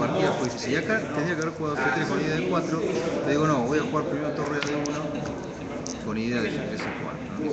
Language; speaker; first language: Spanish; native; Spanish